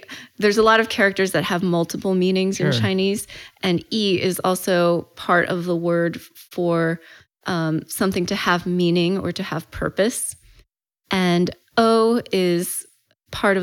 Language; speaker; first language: English; early bilingual, other home language; Chinese